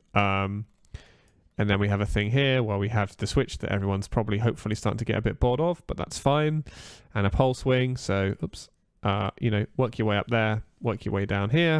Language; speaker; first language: English; native; English